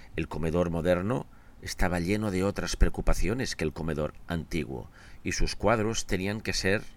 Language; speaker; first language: Spanish; non-native, local second language; Catalan